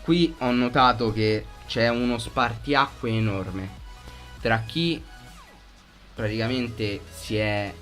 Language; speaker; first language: Italian; native; Italian